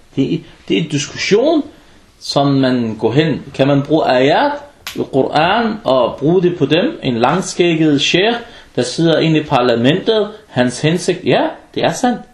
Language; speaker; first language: Danish; early bilingual, other home language; Arabic